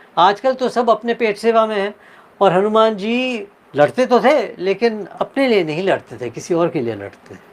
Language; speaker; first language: Hindi; native; Hindi